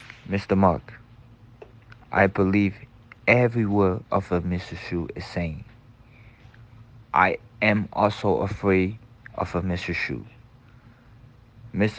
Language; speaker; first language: English; non-native, learner; Chinese